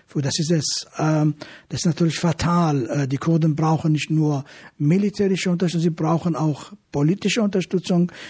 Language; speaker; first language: German; non-native, fluent; Arabic